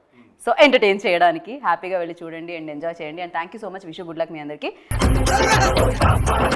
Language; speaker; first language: Telugu; native; Telugu